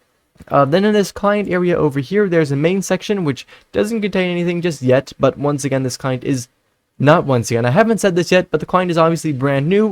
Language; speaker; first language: English; non-native, fluent; Dutch